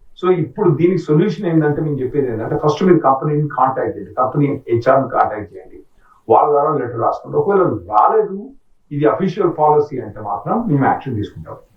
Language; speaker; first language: Telugu; native; Telugu